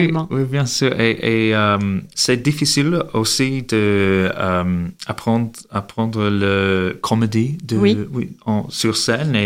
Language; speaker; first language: French; non-native, learner; English